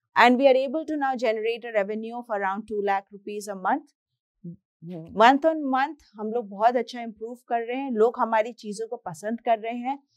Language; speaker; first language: Hindi; native; Hindi